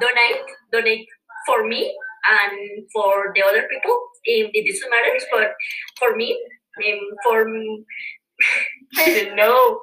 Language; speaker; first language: English; non-native, learner; Spanish